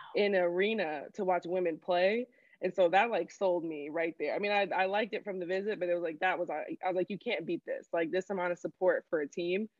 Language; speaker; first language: English; native; English